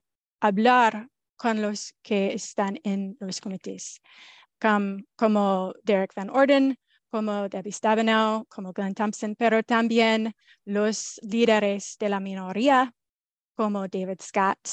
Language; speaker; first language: Spanish; non-native, fluent; English